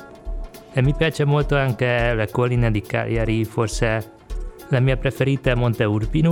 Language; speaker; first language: Italian; non-native, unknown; Hungarian